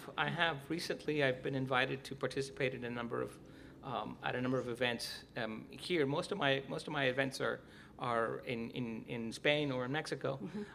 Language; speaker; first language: English; early bilingual, other home language; Spanish